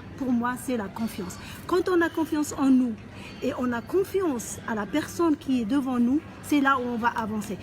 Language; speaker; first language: French; non-native, local second language; Arabic